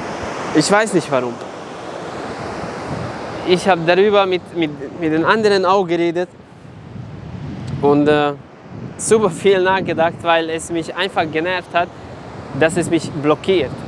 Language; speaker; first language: German; non-native, fluent; Serbian